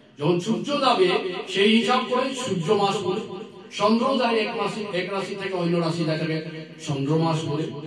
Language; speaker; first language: Bangla; non-native, learner; Assamese